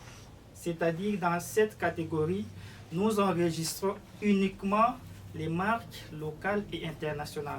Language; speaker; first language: French; non-native, local second language; Lingala